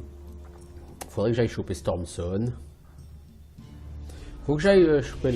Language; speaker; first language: French; native; French